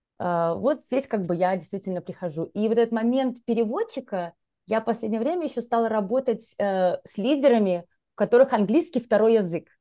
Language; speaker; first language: Russian; native; Russian